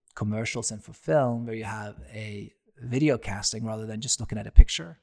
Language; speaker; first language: English; non-native, fluent; Norwegian